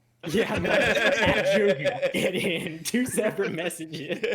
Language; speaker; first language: English; native; English